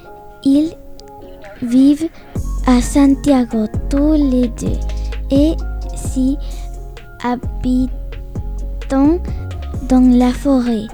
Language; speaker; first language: French; non-native, learner; Spanish